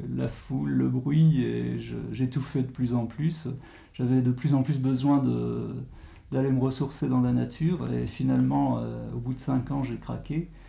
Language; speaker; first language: French; native; French